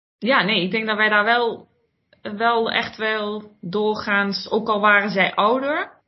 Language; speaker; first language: Dutch; early bilingual, heritage; Dutch